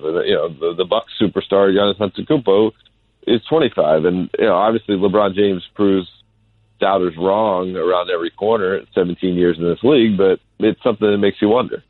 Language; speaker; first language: English; native; English